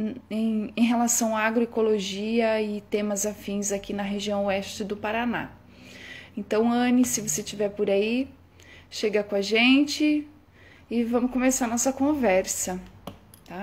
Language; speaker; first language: Portuguese; native; Portuguese